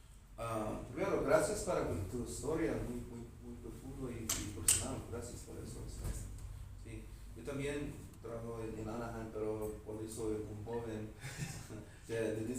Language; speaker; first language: Spanish; non-native, learner; English